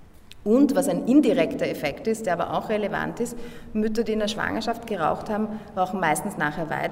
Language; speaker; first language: German; native; German